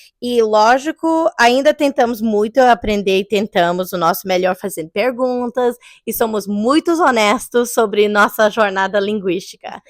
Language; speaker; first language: Portuguese; early bilingual, heritage; English